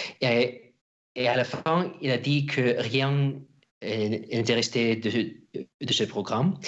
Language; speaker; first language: French; non-native, fluent; Russian